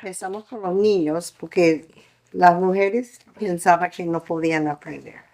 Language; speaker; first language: Spanish; non-native, fluent; English